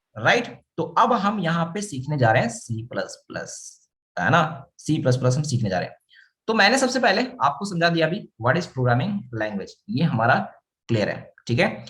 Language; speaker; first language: Hindi; native; Hindi